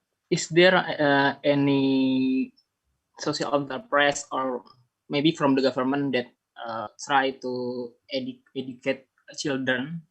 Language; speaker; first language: English; non-native, learner; Indonesian